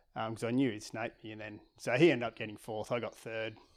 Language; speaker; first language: English; native; English